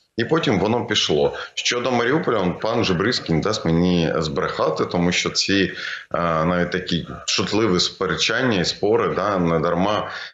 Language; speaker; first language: Ukrainian; non-native, local second language; Russian